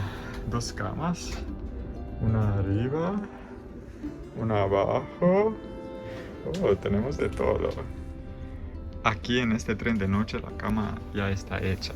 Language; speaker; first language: Spanish; non-native, fluent; Romanian